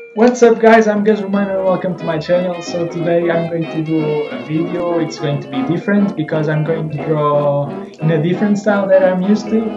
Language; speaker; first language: English; non-native, fluent; Portuguese